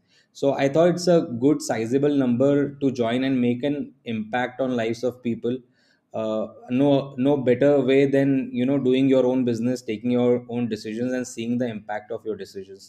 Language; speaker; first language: English; non-native, local second language; Hindi